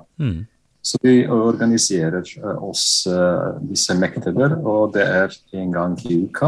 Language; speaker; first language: Norwegian; non-native, fluent; Bosnian